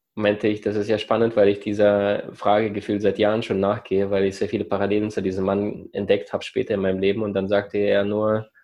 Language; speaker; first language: German; early bilingual, other home language; Russian